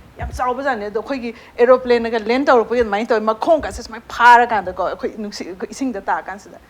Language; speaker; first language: Manipuri; native; Manipuri